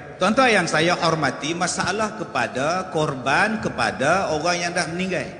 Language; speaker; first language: Malay; native; Malay